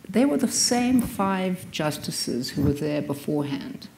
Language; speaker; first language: English; native; English